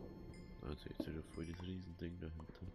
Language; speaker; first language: German; native; German